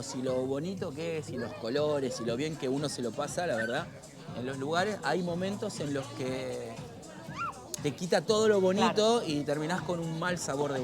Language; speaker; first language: Spanish; native; Spanish